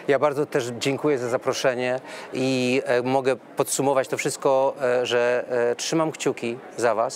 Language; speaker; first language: Polish; native; Polish